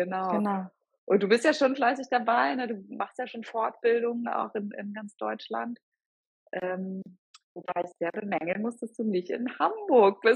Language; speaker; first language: German; native; German